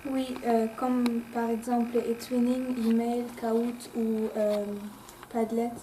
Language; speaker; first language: French; non-native, local second language; Luxembourgish